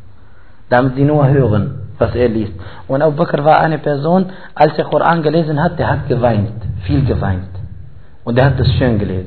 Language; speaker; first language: German; non-native, fluent; Arabic